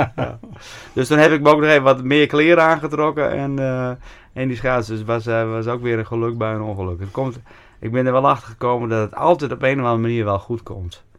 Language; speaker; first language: Dutch; non-native, local second language; Western Frisian